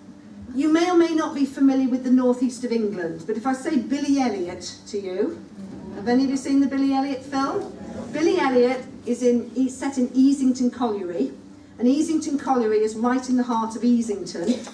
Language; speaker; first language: English; native; English